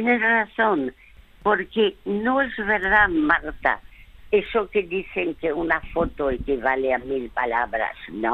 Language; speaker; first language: Spanish; early bilingual, other home language; French